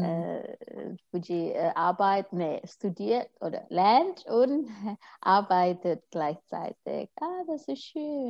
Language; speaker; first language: German; non-native, fluent; Indonesian